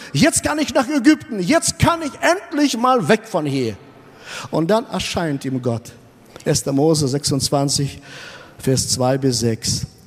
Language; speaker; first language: German; non-native, fluent; Russian